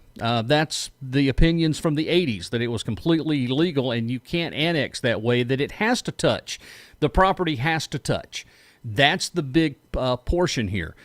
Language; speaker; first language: English; native; English